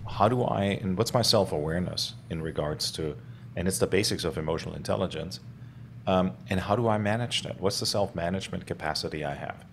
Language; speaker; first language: English; non-native, fluent; German